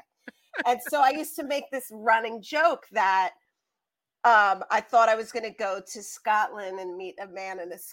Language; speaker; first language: English; native; English